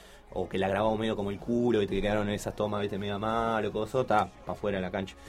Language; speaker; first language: Spanish; native; Spanish